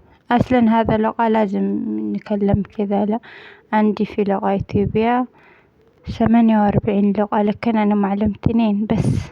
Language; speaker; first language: Arabic; non-native, learner; Amharic